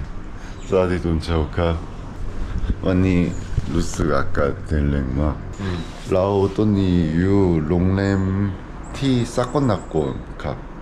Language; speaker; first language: Thai; non-native, learner; Korean